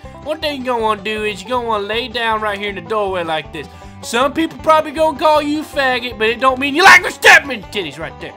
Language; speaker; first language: English; native; English